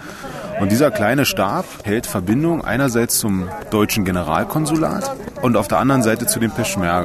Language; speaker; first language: German; native; German